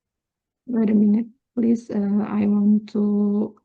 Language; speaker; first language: English; non-native, learner; Indonesian